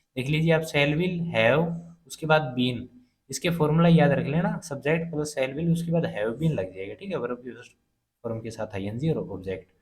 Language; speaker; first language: Hindi; native; Hindi